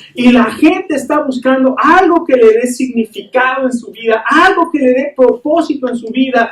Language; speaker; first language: Spanish; native; Spanish